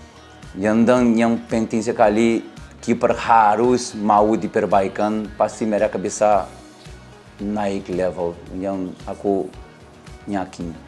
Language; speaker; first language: Indonesian; non-native, learner; Portuguese